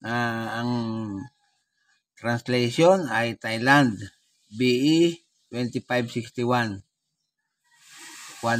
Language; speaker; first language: Filipino; native; Filipino